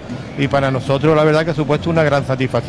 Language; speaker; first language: Spanish; native; Spanish